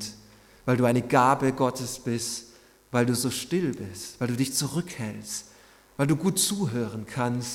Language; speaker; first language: German; native; German